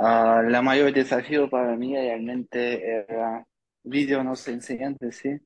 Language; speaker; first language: Spanish; non-native, learner; Russian